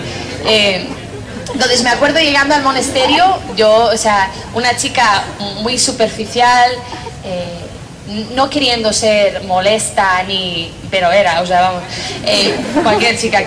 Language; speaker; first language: Spanish; non-native, fluent; English